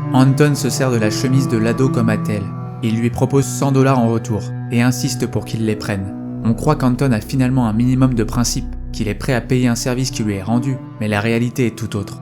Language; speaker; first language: French; native; French